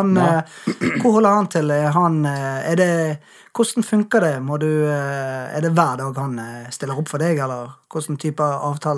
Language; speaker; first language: Norwegian; native; Norwegian